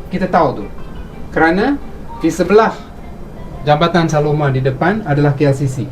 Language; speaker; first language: Malay; non-native, local second language; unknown